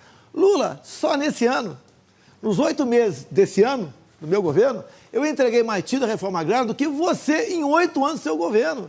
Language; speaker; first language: Portuguese; native; Portuguese